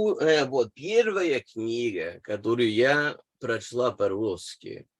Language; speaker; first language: Russian; non-native, fluent; English